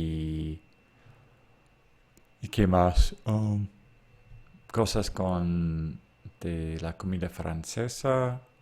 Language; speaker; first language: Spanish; non-native, fluent; English